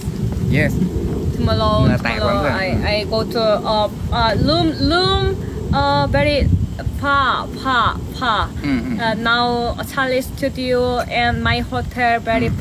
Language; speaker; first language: English; non-native, learner; Korean